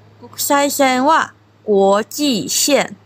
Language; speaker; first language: Japanese; non-native, fluent; Chinese